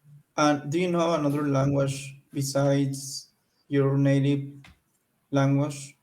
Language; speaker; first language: English; non-native, learner; Spanish